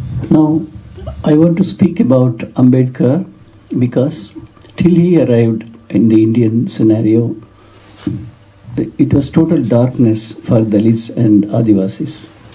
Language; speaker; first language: English; non-native, local second language; Kannada